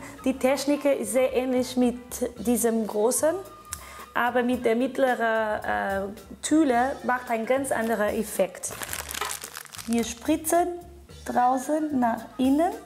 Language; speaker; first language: German; non-native, fluent; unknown